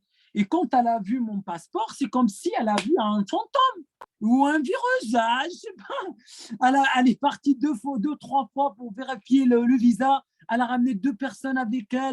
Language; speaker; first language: French; non-native, fluent; Arabic